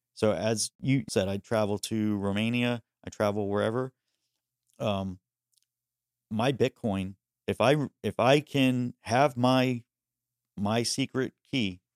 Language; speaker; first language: English; early bilingual, other home language; Spanish